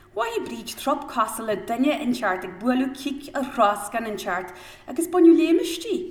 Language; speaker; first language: Irish; native; Irish